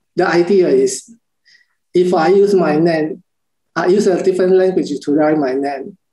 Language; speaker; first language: English; non-native, learner; Chinese